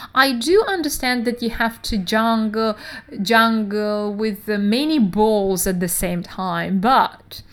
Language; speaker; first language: English; non-native, fluent; Russian